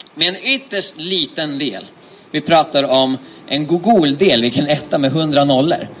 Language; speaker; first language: Swedish; native; Swedish